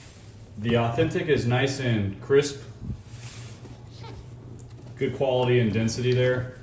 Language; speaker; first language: English; native; English